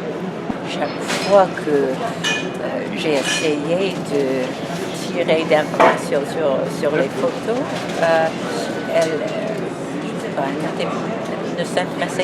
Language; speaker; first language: French; non-native, fluent; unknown